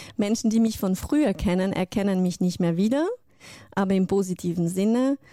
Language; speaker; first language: German; non-native, fluent; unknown